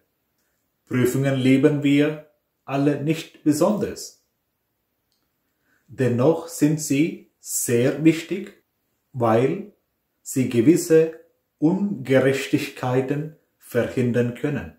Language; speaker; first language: German; non-native, fluent; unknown